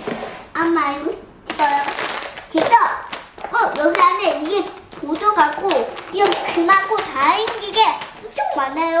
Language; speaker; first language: Korean; early bilingual, heritage; Korean